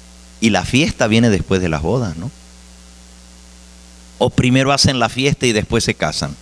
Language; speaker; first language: Spanish; native; Spanish